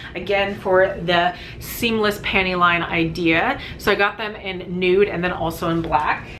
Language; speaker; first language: English; native; English